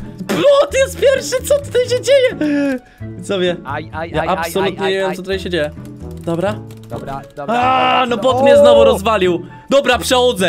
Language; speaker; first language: Polish; native; Polish